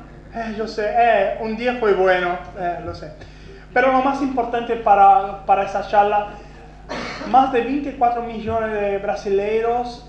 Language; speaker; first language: Spanish; non-native, fluent; Portuguese